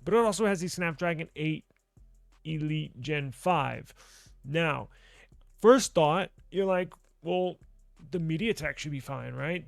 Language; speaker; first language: English; native; English